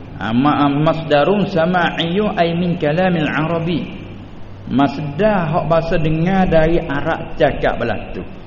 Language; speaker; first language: Malay; native; Malay